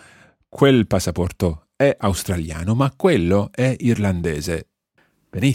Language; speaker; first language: Italian; non-native, fluent; English